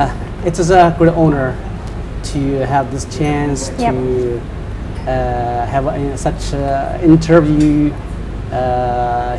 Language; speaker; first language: English; non-native, fluent; Chinese